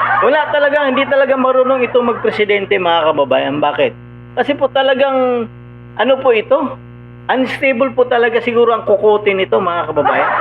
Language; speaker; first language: Filipino; non-native, local second language; Cebuano